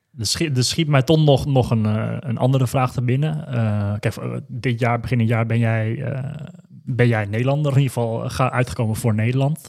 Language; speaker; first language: Dutch; native; Dutch